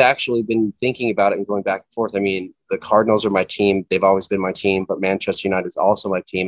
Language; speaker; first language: English; native; English